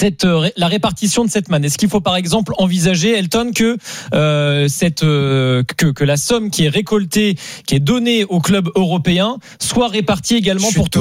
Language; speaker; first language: French; native; French